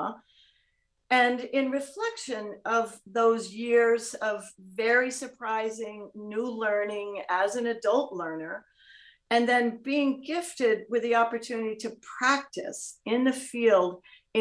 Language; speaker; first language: English; native; English